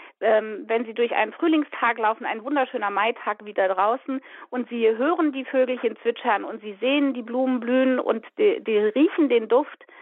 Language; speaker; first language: German; native; German